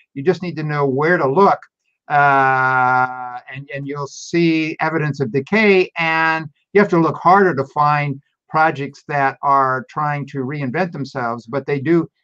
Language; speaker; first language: English; native; English